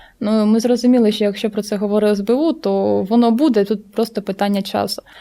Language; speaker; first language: Ukrainian; non-native, local second language; Russian